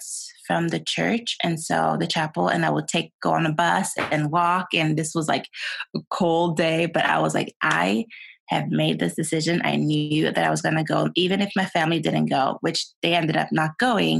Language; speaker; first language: English; non-native, fluent; Swedish